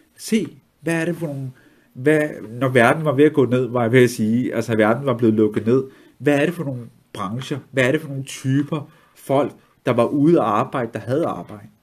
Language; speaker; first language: Danish; early bilingual, other home language; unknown